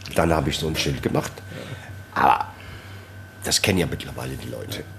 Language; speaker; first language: German; non-native, fluent; Italian